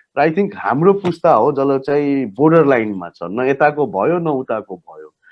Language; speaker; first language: Nepali; non-native, local second language; Maithili